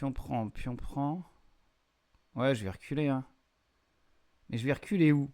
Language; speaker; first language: French; native; French